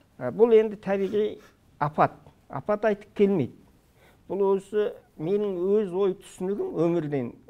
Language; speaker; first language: Kazakh; early bilingual, heritage; Kazakh